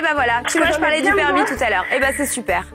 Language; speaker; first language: French; native; French